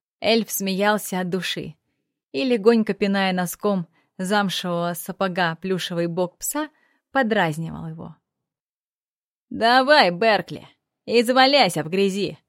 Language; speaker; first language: Russian; native; Russian